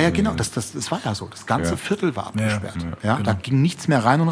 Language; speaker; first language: German; native; German